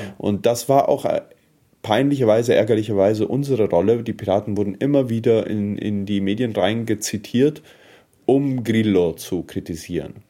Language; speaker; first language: German; early bilingual, heritage; German